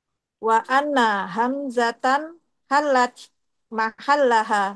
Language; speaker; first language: Arabic; non-native, learner; Indonesian